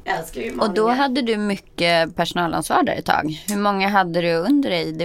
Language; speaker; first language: Swedish; native; Swedish